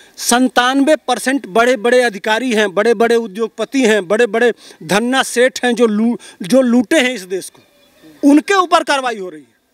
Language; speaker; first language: Hindi; native; Hindi